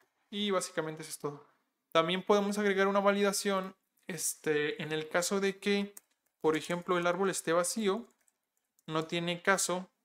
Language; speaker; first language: Spanish; native; Spanish